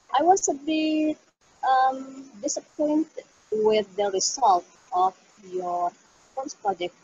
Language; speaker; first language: English; non-native, fluent; Indonesian